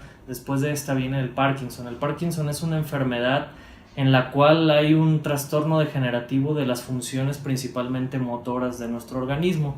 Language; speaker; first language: Spanish; native; Spanish